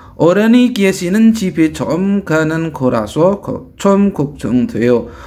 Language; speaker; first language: Korean; non-native, fluent; Indonesian